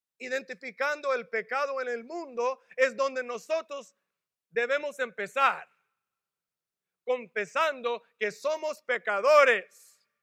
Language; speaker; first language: Spanish; early bilingual, heritage; English